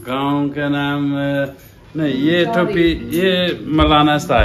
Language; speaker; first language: Hindi; non-native, learner; English